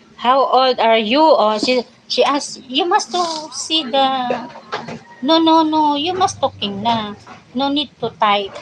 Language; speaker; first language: English; non-native, learner; Filipino